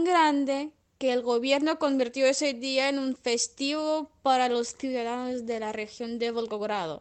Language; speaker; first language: Spanish; non-native, fluent; Russian